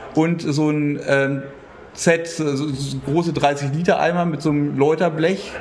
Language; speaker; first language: German; native; German